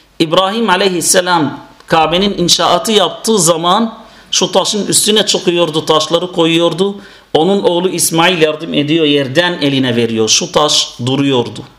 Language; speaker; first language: Turkish; non-native, fluent; Arabic